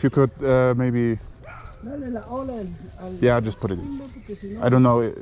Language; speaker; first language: English; non-native, fluent; German